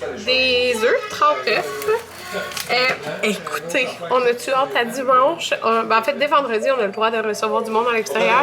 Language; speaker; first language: French; native; French